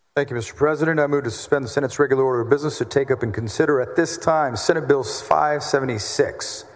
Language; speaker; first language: English; native; English